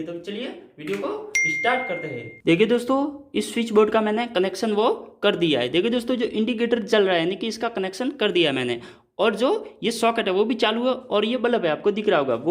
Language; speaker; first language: Hindi; native; Hindi